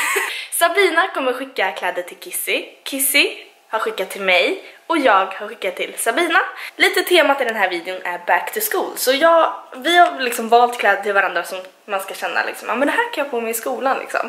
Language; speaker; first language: Swedish; native; Swedish